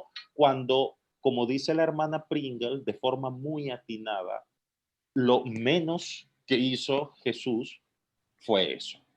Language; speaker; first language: Spanish; native; Spanish